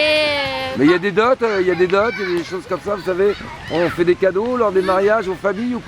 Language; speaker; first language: French; native; French